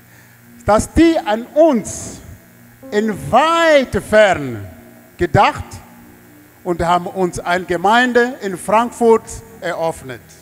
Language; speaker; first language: German; non-native, learner; Portuguese